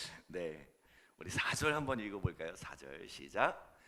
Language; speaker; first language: Korean; native; Korean